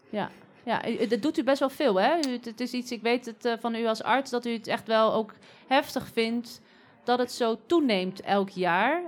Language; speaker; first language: Dutch; native; Dutch